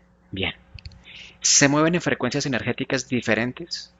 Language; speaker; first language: Spanish; native; Spanish